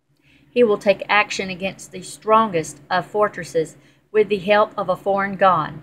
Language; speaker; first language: English; native; English